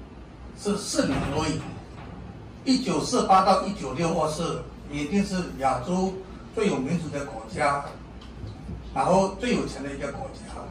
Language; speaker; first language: Chinese; non-native, learner; Burmese